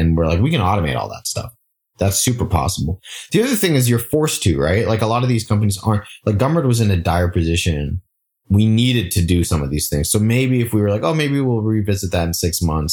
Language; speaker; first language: English; native; English